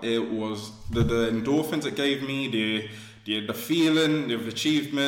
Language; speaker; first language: English; native; English